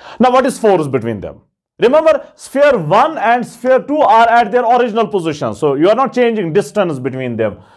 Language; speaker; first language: English; non-native, local second language; Kashmiri